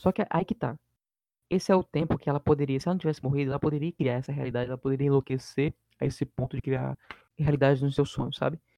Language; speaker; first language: Portuguese; native; Portuguese